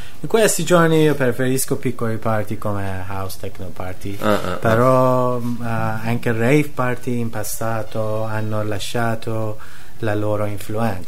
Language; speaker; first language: Italian; non-native, learner; Persian